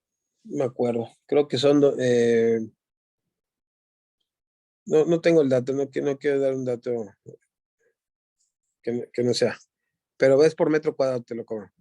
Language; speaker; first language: Spanish; native; Spanish